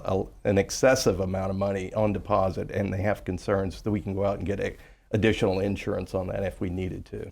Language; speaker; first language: English; native; English